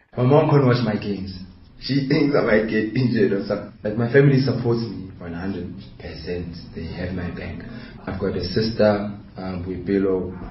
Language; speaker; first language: English; non-native, local second language; Southern Sotho